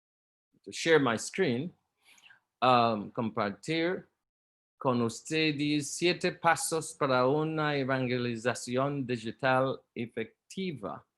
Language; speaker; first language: Spanish; non-native, learner; Portuguese